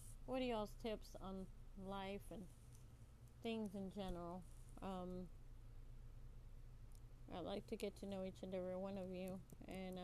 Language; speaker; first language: English; native; English